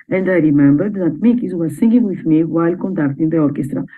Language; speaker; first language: English; non-native, fluent; Greek